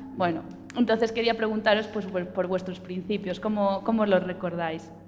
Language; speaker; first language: Spanish; native; Spanish